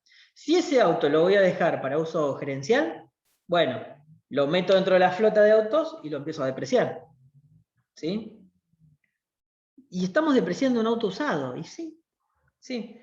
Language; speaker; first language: Spanish; native; Spanish